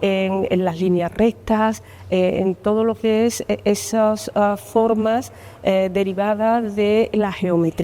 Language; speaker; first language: Spanish; native; Spanish